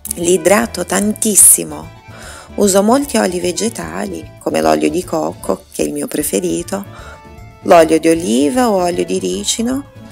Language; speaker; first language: Italian; non-native, fluent; Portuguese